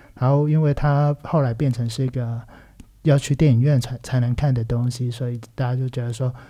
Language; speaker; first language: Chinese; non-native, local second language; Cantonese